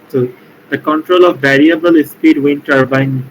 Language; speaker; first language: English; non-native, local second language; Bangla